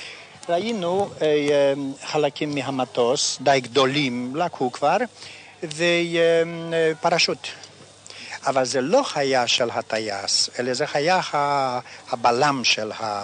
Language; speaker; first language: Hebrew; non-native, fluent; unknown